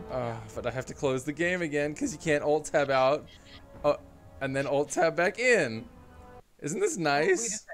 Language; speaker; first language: English; native; English